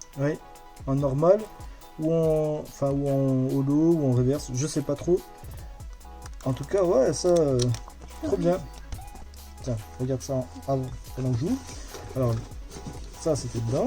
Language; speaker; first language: French; native; French